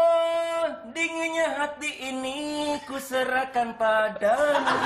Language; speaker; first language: Indonesian; native; Indonesian